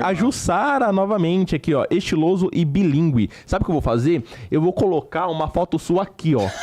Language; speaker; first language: Portuguese; native; Portuguese